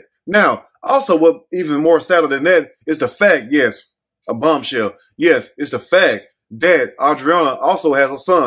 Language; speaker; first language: English; native; English